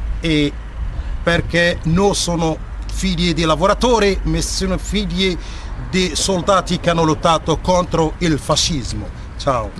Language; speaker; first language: Italian; non-native, fluent; Arabic